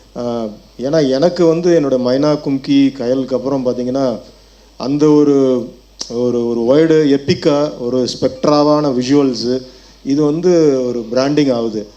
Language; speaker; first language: Tamil; native; Tamil